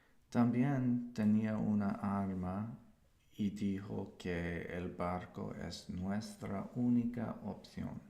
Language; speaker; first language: Spanish; non-native, learner; English